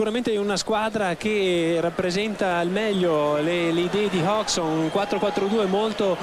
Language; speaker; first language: Italian; native; Italian